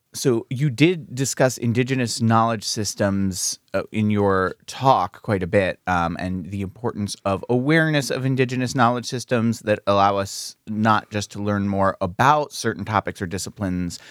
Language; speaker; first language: English; native; English